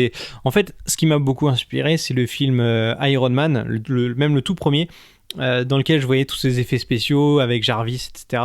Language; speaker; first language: French; native; French